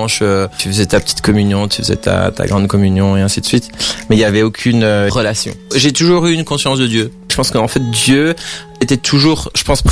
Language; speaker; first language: French; native; French